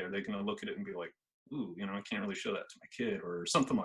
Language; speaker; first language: English; native; English